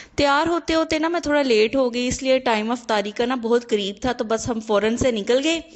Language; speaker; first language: Urdu; native; Urdu